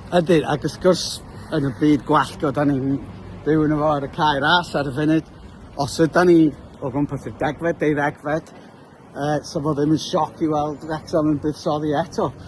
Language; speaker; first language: Welsh; native; Welsh